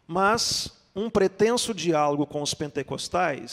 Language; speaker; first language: Portuguese; native; Portuguese